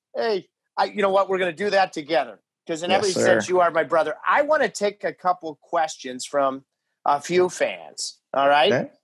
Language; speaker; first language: English; native; English